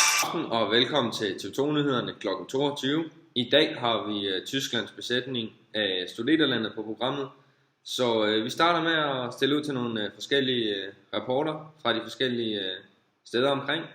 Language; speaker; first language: Danish; native; Danish